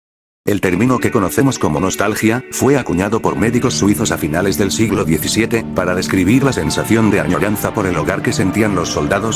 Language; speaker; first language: Spanish; native; Spanish